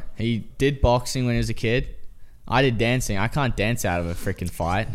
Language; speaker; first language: English; native; English